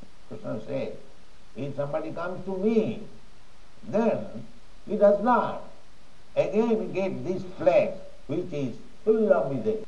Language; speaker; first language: English; non-native, local second language; Bangla